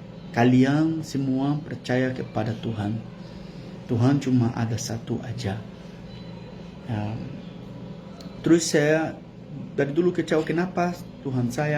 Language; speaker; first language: Indonesian; non-native, learner; Portuguese